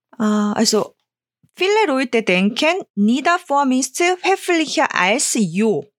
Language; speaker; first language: German; non-native, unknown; Korean